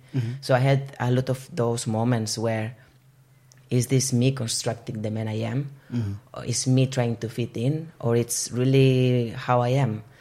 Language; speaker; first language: English; non-native, fluent; Spanish